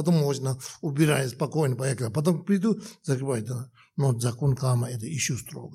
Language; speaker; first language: Russian; non-native, learner; Tibetan